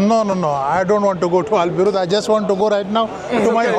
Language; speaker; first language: English; non-native, learner; Urdu